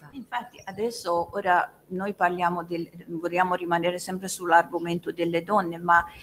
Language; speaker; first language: Italian; non-native, fluent; Persian